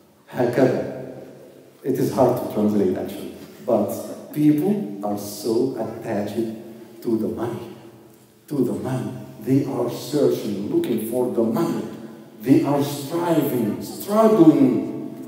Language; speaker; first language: English; non-native, fluent; Arabic